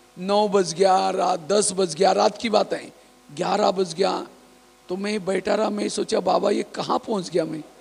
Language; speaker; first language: Hindi; non-native, local second language; Marathi